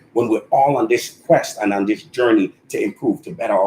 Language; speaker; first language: English; native; English